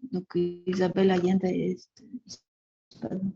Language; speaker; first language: French; non-native, fluent; Spanish